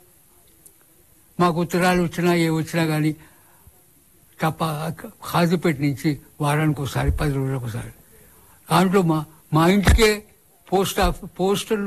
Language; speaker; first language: Telugu; non-native, local second language; Marathi